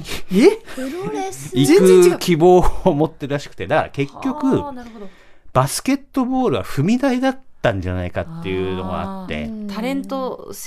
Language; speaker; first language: Japanese; native; Japanese